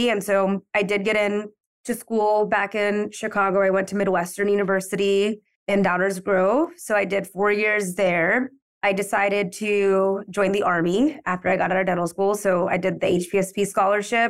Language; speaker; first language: English; native; English